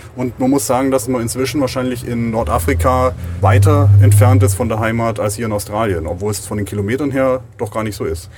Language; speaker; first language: German; native; German